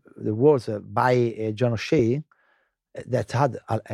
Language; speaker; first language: English; non-native, learner; Italian